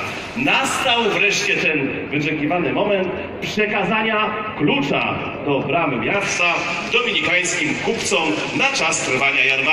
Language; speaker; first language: Polish; native; Polish